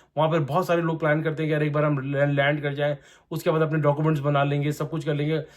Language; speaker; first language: Urdu; non-native, local second language; Punjabi